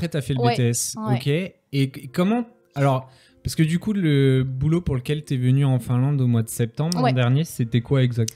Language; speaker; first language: French; native; French